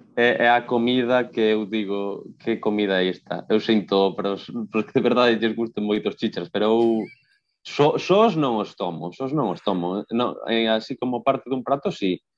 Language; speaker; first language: Galician; non-native, local second language; Spanish